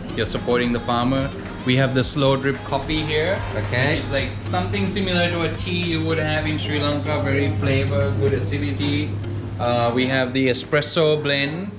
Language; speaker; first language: English; non-native, local second language; Sinhala